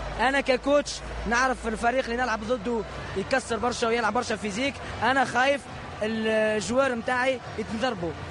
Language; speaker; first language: Arabic; early bilingual, heritage; Arabic